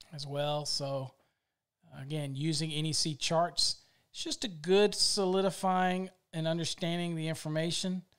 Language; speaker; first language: English; native; English